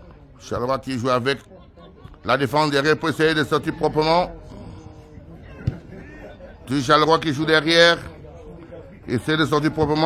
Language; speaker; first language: French; native; French